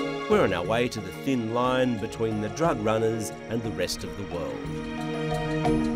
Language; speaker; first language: English; native; English